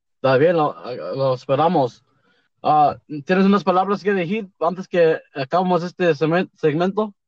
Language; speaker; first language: Spanish; early bilingual, heritage; Spanish